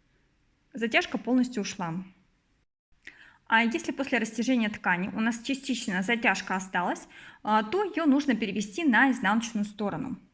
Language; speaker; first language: Russian; native; Russian